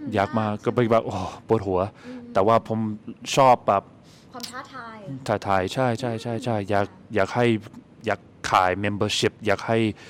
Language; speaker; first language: Thai; non-native, fluent; English